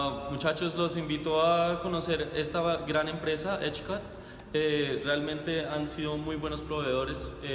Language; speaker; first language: Spanish; native; Spanish